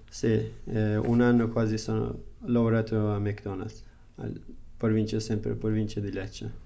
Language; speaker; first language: Italian; non-native, learner; Persian